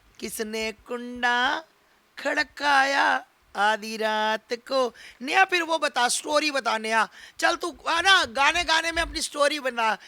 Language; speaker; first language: Hindi; native; Hindi